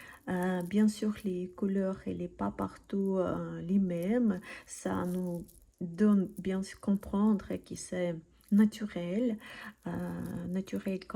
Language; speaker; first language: French; non-native, learner; Russian